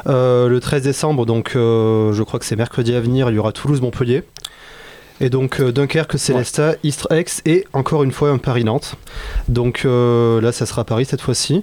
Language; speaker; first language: French; native; French